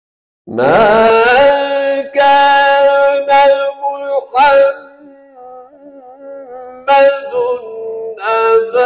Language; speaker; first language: Arabic; native; Arabic